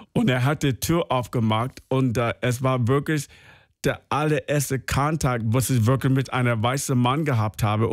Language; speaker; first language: German; non-native, fluent; English